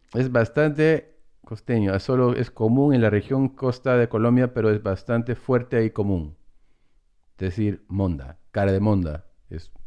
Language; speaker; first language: Spanish; early bilingual, heritage; Spanish